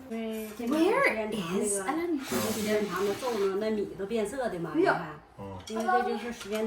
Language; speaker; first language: Chinese; native; Chinese